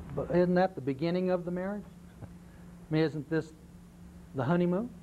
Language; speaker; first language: English; native; English